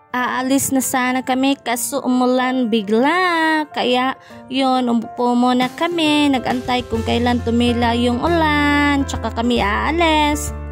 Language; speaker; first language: Filipino; non-native, local second language; Cebuano